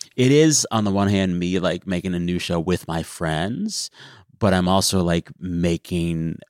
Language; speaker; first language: English; native; English